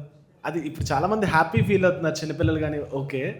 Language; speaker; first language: Telugu; native; Telugu